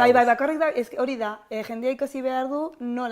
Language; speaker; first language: Basque; non-native, learner; Spanish